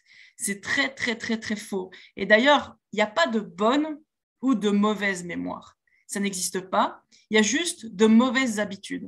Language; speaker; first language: French; native; French